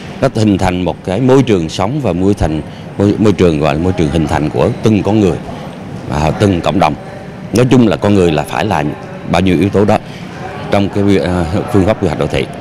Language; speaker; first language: Vietnamese; native; Vietnamese